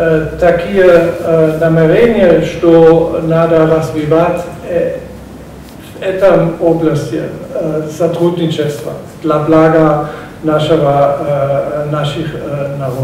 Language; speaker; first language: Russian; non-native, learner; German